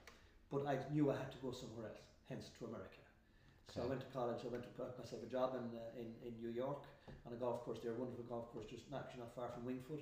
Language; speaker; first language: English; native; English